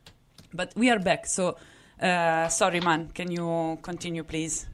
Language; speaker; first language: English; non-native, fluent; Italian